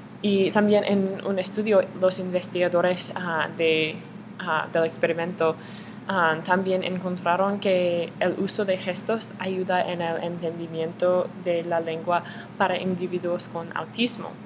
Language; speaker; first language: Spanish; non-native, learner; English